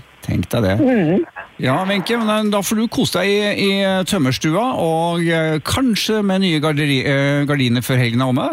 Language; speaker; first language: Norwegian; native; Norwegian